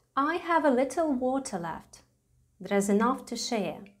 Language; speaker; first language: English; non-native, fluent; Latvian